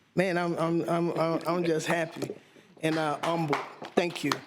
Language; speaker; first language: English; native; English